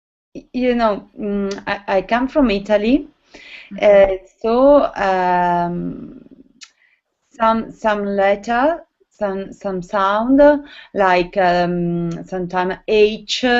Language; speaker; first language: English; non-native, learner; Italian